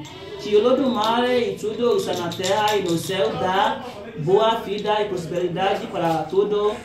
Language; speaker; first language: Portuguese; non-native, local second language; Yoruba